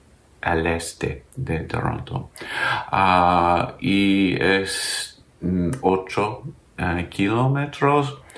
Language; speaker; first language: Spanish; non-native, learner; English